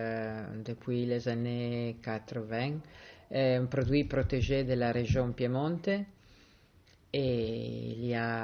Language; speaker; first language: French; non-native, fluent; Italian